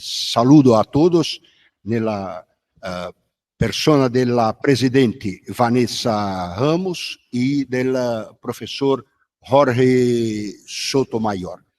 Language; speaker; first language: Spanish; non-native, fluent; Portuguese